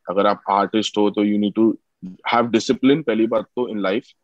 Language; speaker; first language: Hindi; non-native, local second language; Marathi